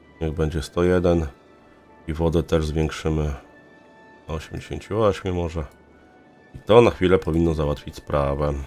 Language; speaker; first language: Polish; native; Polish